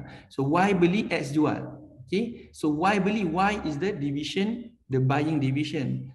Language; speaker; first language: English; non-native, local second language; Malay